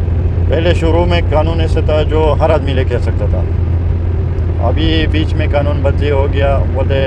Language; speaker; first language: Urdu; non-native, local second language; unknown